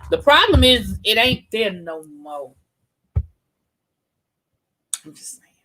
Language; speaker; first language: English; native; English